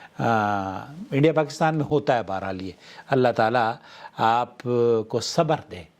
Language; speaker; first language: Urdu; native; Urdu